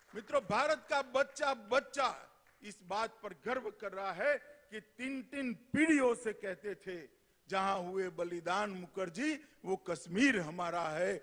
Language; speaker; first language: Hindi; non-native, local second language; Gujarati